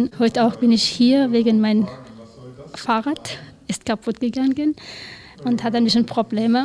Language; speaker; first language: German; non-native, learner; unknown